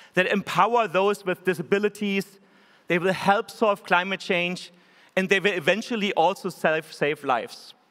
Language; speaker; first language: English; non-native, fluent; German